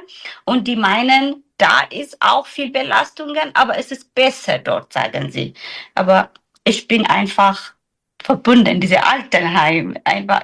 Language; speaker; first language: German; non-native, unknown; Tigrinya